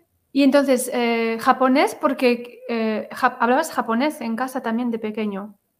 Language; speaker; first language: Spanish; native; Spanish